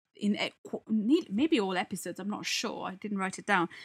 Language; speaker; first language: English; non-native, fluent; Italian